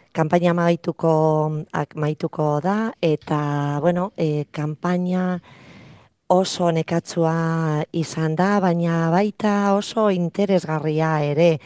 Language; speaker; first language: Basque; non-native, local second language; Spanish